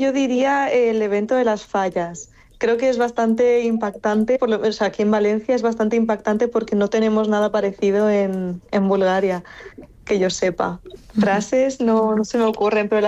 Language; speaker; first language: Spanish; non-native, fluent; Bulgarian